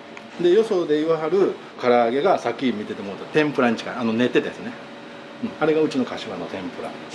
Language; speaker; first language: Japanese; native; Japanese